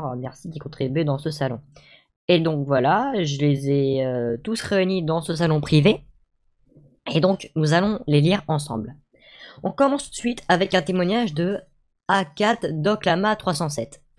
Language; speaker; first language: French; native; French